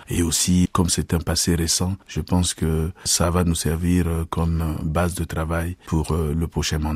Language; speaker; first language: French; non-native, local second language; Sango